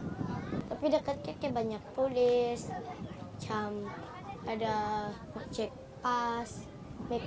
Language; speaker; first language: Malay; early bilingual, other home language; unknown